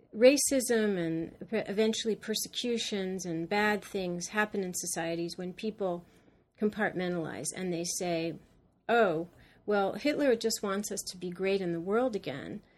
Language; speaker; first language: English; native; English